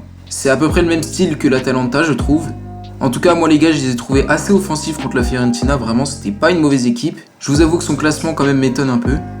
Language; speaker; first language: French; native; French